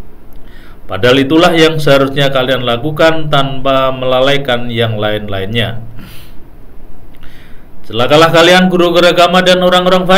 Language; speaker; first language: Indonesian; native; Indonesian